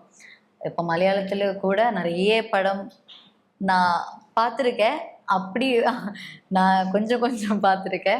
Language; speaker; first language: Tamil; non-native, learner; Malayalam